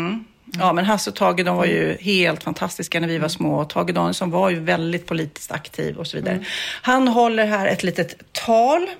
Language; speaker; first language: Swedish; native; Swedish